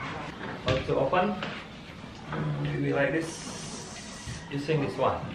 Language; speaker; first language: English; non-native, learner; Balinese